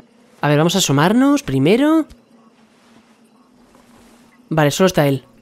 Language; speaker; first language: Spanish; native; Spanish